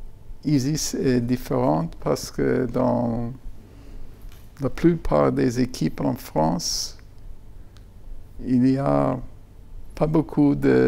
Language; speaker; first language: French; non-native, fluent; German